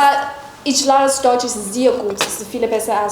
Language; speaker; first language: German; non-native, learner; Chinese